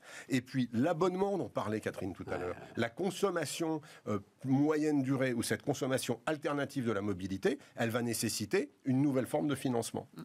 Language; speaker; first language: French; native; French